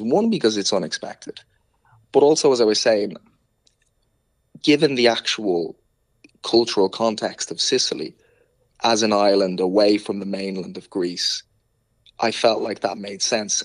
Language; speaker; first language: English; native; English